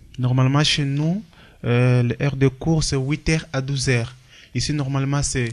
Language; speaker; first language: French; non-native, learner; Portuguese